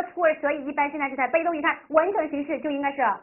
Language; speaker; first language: Chinese; native; Chinese